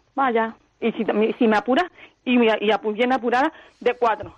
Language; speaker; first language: Spanish; native; Spanish